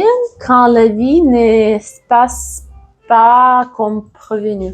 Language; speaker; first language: French; non-native, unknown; Russian